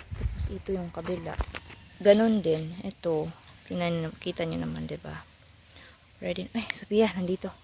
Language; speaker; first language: Filipino; non-native, local second language; Cebuano